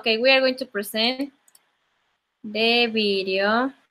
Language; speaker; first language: English; non-native, learner; Spanish